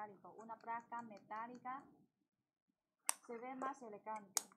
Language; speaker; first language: Spanish; non-native, learner; Chinese